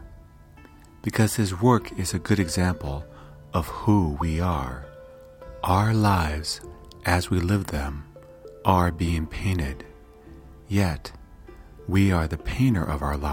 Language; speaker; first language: English; native; English